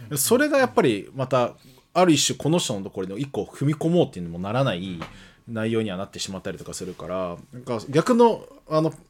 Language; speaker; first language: Japanese; early bilingual, other home language; Portuguese